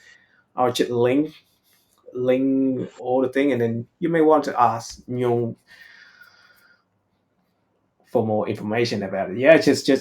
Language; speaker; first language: English; non-native, fluent; Vietnamese